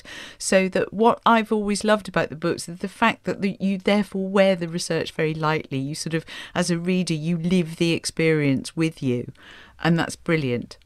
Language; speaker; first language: English; native; English